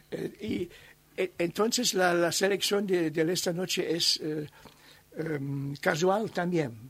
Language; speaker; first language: Spanish; non-native, learner; German